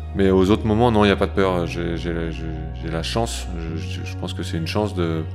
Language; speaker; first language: French; native; French